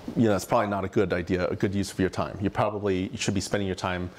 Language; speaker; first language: English; native; English